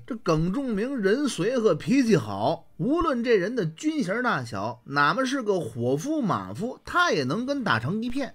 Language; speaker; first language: Chinese; native; Chinese